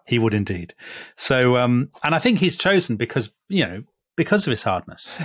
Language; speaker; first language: English; native; English